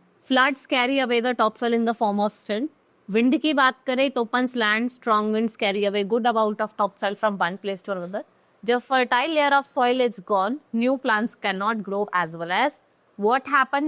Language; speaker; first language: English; non-native, local second language; Hindi